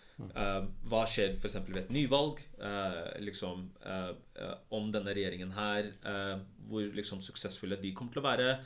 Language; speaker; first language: Norwegian; early bilingual, other home language; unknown